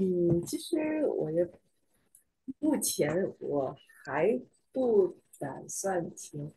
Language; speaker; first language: Chinese; non-native, learner; Vietnamese